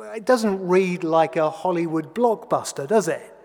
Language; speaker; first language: English; native; English